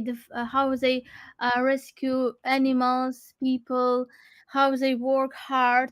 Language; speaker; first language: English; non-native, learner; Crimean Tatar